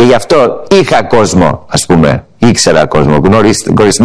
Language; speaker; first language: Greek; early bilingual, heritage; English